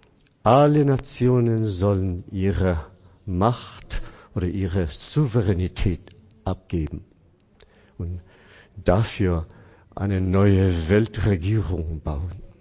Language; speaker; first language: German; non-native, fluent; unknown